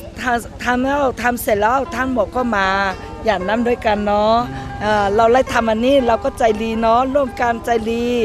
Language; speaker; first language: Thai; non-native, learner; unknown